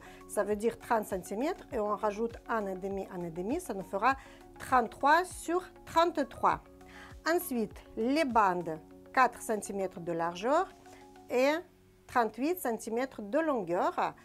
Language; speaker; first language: French; non-native, fluent; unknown